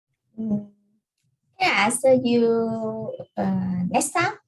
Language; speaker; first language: English; non-native, learner; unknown